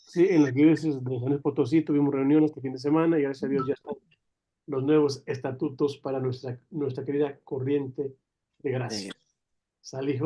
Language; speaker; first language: Spanish; native; Spanish